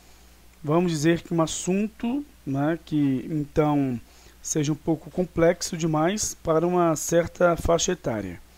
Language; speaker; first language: Portuguese; native; Portuguese